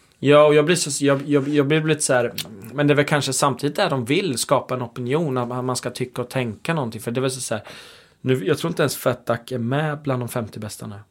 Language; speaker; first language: Swedish; native; Swedish